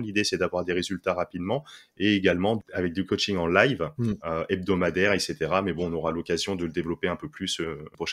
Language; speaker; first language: French; native; French